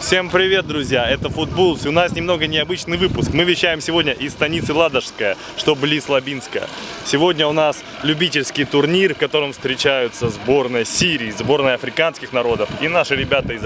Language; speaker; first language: Russian; native; Russian